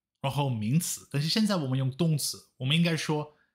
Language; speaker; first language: Chinese; non-native, fluent; Dutch